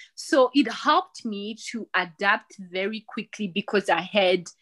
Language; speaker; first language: English; non-native, fluent; Rundi